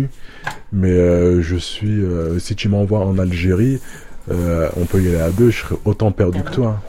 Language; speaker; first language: French; early bilingual, other home language; Arabic